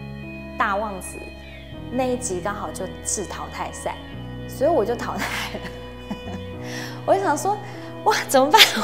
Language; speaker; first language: Chinese; native; Chinese